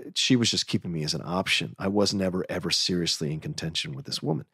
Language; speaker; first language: English; native; English